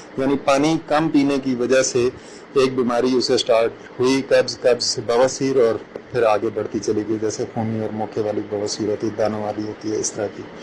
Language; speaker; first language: Urdu; non-native, local second language; Punjabi